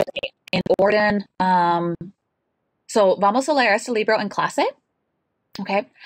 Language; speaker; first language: Spanish; non-native, learner; English